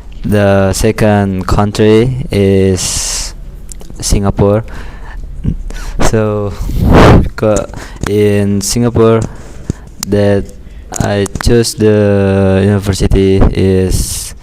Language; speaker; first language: English; non-native, learner; Indonesian